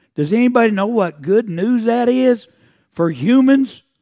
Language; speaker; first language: English; native; English